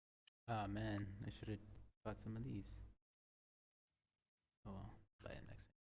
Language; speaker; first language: English; native; English